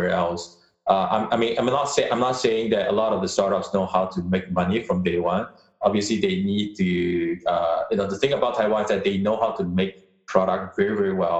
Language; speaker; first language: English; non-native, local second language; Chinese